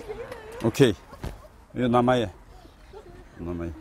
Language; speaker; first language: Japanese; non-native, learner; Korean